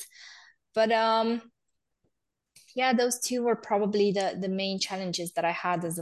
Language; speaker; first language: English; non-native, fluent; Romanian